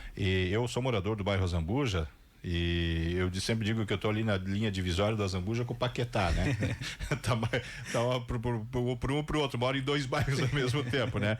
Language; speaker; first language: Portuguese; native; Portuguese